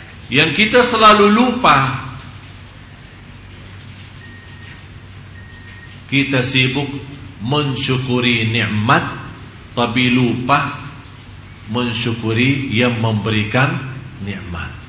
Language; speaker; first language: Indonesian; non-native, fluent; Arabic